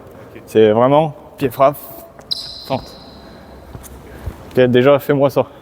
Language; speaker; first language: French; native; French